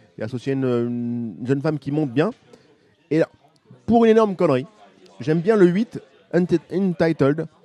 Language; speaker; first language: French; native; French